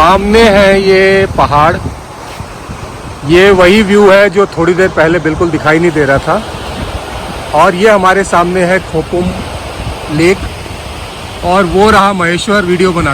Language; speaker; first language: Hindi; native; Hindi